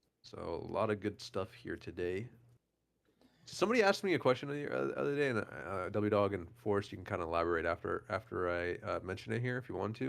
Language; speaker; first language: English; native; English